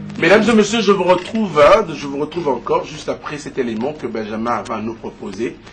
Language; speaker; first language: French; non-native, local second language; Lingala